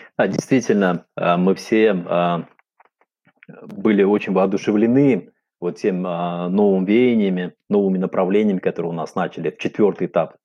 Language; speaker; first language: Russian; non-native, local second language; Uzbek